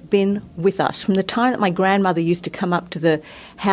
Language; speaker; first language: English; native; English